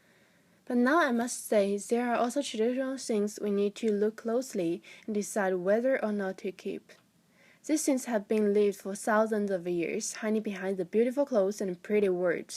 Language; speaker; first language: English; non-native, fluent; Chinese